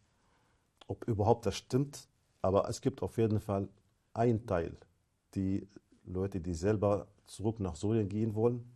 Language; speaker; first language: German; non-native, fluent; Arabic